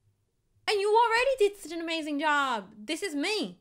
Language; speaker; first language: English; native; English